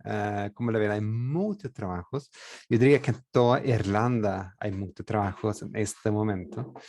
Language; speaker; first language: Spanish; non-native, fluent; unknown